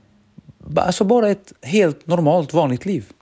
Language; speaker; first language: Swedish; early bilingual, other home language; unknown